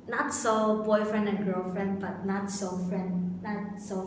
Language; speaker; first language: English; non-native, learner; Chinese